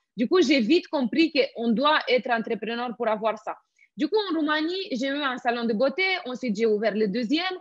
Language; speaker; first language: French; non-native, fluent; Romanian